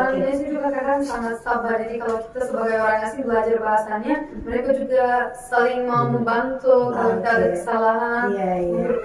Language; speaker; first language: Indonesian; non-native, fluent; Turkish